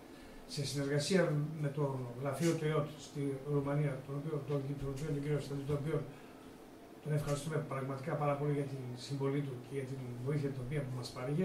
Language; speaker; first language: Greek; native; Greek